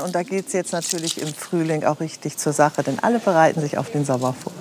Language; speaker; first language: German; native; German